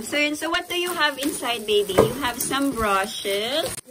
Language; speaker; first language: English; non-native, local second language; Filipino